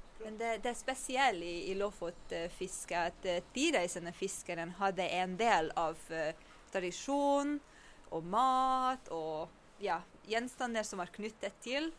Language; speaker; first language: Norwegian; non-native, fluent; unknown